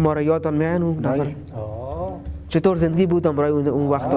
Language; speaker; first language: Persian; non-native, local second language; Punjabi